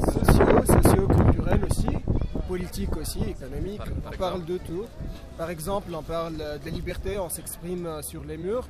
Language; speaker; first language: French; non-native, local second language; Arabic